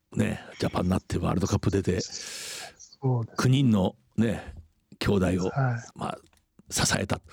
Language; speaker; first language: Japanese; non-native, fluent; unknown